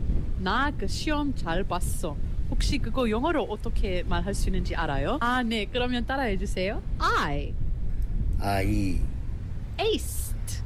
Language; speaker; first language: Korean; non-native, learner; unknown